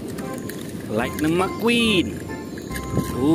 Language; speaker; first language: English; non-native, learner; Indonesian